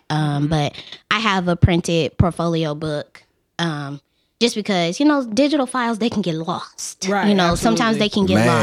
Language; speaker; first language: English; native; English